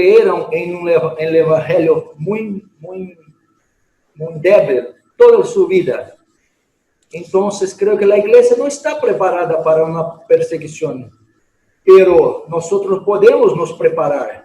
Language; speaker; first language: Spanish; non-native, fluent; Portuguese